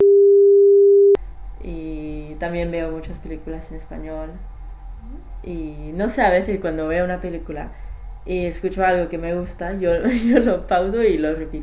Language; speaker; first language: Spanish; non-native, fluent; English